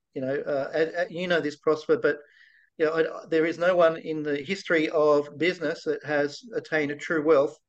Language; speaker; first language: English; native; English